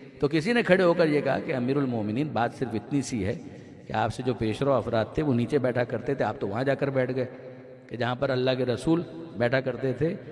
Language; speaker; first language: Urdu; non-native, local second language; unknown